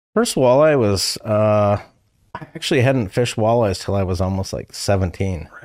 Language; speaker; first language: English; native; English